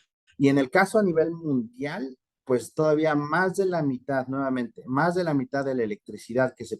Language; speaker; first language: Spanish; native; Spanish